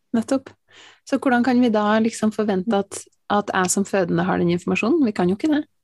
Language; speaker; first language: Norwegian; native; Norwegian